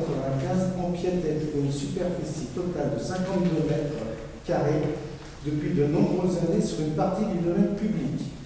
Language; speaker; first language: French; native; French